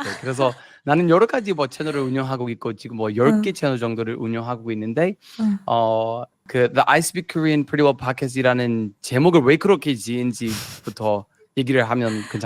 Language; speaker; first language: Korean; non-native, fluent; English